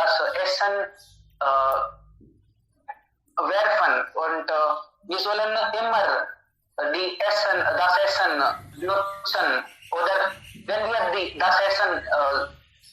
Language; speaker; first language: German; non-native, learner; Hindi